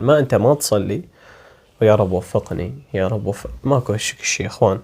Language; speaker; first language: Arabic; native; Arabic